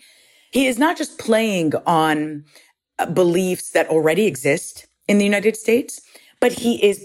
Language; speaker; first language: English; native; English